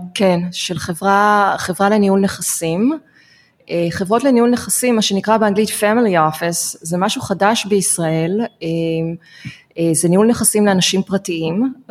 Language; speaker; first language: Hebrew; non-native, fluent; English